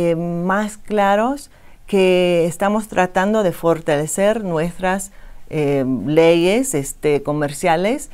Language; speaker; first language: Spanish; non-native, fluent; English